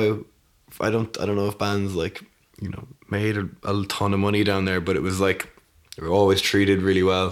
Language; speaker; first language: English; native; English